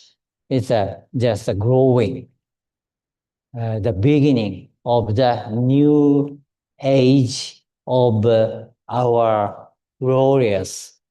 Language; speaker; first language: English; non-native, fluent; Japanese